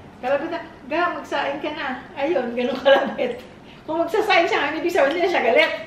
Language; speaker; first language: Filipino; native; Filipino